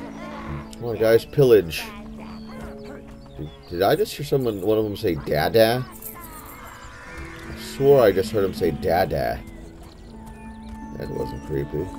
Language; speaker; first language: English; native; English